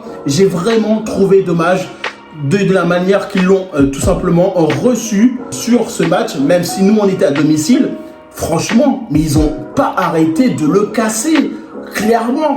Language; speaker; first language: French; native; French